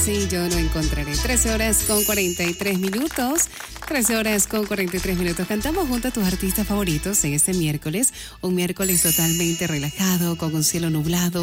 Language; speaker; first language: Spanish; native; Spanish